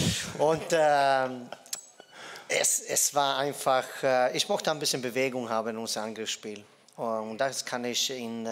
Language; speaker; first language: German; non-native, fluent; Dutch